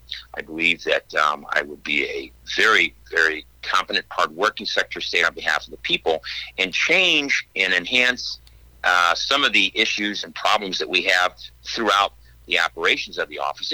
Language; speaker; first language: English; native; English